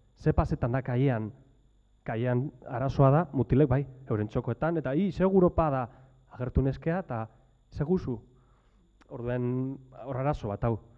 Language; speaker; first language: Basque; native; Basque